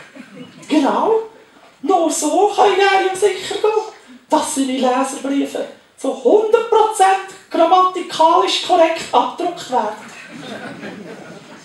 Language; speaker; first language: German; native; German